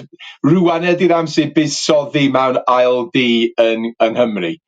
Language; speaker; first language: Welsh; native; Welsh